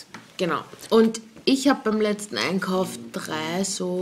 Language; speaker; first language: German; native; German